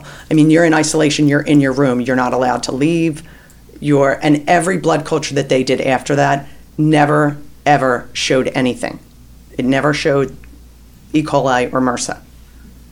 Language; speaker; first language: English; native; English